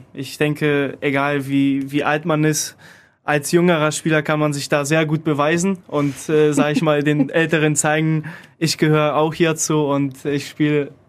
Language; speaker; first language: German; early bilingual, other home language; Polish